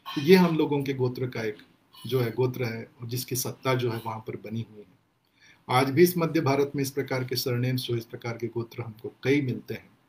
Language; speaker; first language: Hindi; non-native, local second language; Gondi